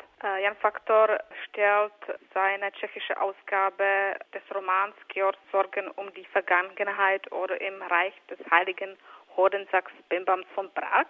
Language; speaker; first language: German; non-native, fluent; Czech